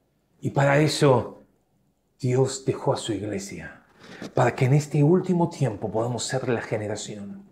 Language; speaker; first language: Spanish; native; Spanish